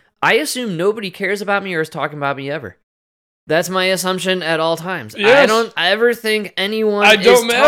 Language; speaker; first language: English; native; English